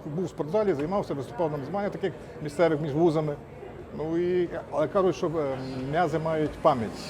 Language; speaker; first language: Ukrainian; native; Ukrainian